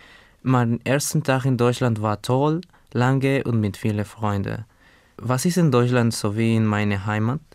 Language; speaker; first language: German; non-native, learner; Spanish